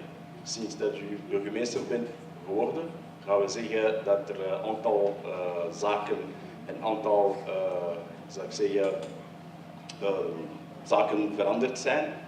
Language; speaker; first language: Dutch; early bilingual, other home language; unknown